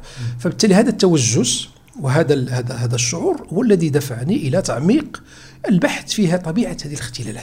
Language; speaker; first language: Arabic; native; Arabic